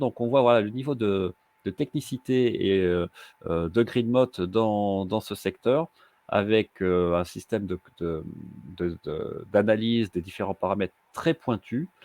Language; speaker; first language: French; native; French